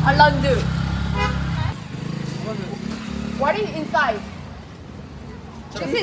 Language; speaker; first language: English; non-native, learner; Korean